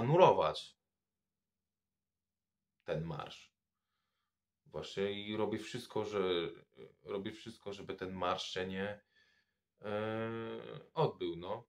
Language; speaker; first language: Polish; non-native, fluent; French